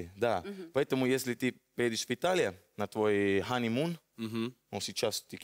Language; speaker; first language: Russian; non-native, learner; Italian